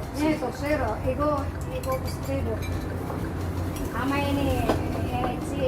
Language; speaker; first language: Greek; non-native, learner; Filipino